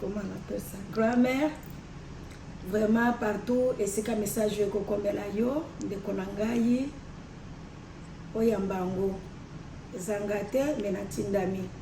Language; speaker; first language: Lingala; native; Lingala